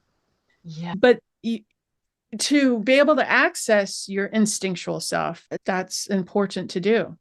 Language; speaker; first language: English; native; English